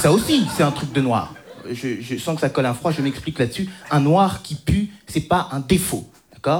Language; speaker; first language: French; native; French